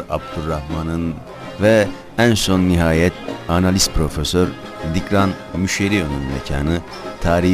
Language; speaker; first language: Turkish; native; Turkish